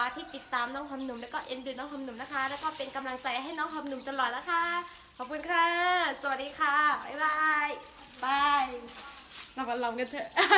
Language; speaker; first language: Thai; non-native, local second language; Khün